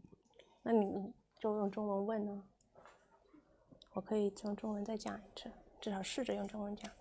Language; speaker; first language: Chinese; non-native, fluent; English